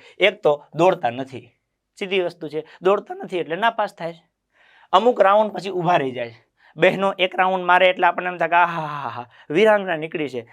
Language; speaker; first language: Gujarati; native; Gujarati